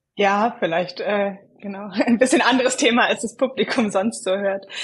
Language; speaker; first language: German; native; German